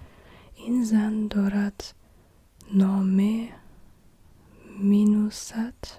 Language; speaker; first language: Persian; non-native, learner; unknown